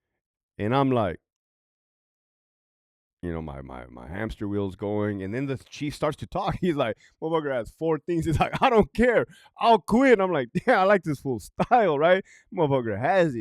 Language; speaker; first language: English; native; English